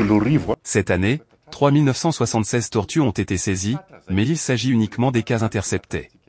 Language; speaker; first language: French; non-native, local second language; Malagasy